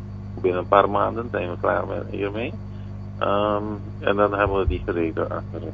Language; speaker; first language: Dutch; non-native, local second language; Papiamento